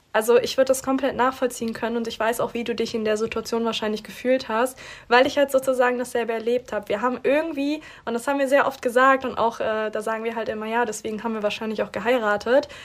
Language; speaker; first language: German; early bilingual, other home language; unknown